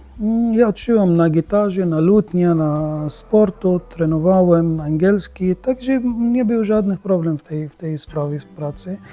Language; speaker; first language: Polish; non-native, learner; Arabic